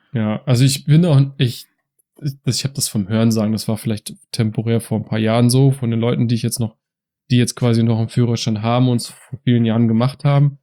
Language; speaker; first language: German; native; German